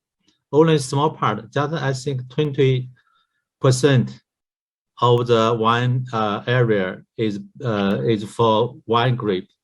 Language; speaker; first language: English; non-native, learner; Chinese